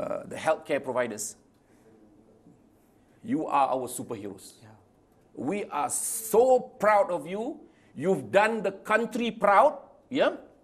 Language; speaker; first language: English; non-native, local second language; Malay